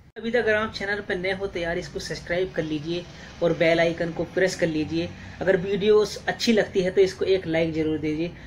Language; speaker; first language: Hindi; native; Hindi